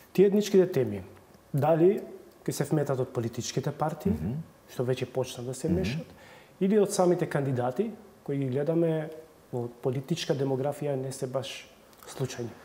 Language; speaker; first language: Macedonian; non-native, local second language; Albanian